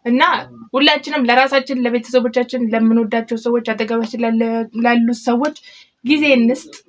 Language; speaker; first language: Amharic; native; Amharic